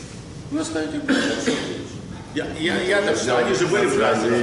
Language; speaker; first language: Russian; early bilingual, other home language; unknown